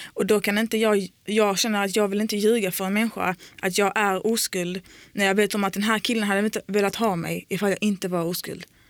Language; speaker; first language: Swedish; early bilingual, other home language; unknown